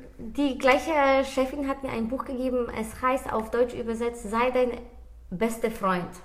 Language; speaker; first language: German; non-native, fluent; Polish